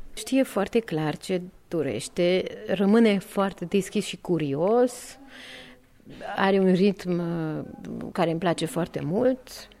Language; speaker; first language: Romanian; non-native, local second language; Hungarian